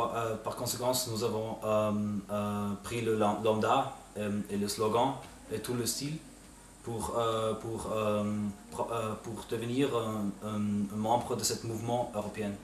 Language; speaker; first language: French; non-native, fluent; German